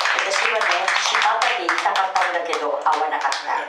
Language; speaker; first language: Japanese; non-native, fluent; Filipino